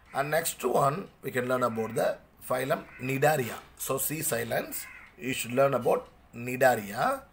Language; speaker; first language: English; non-native, local second language; Tamil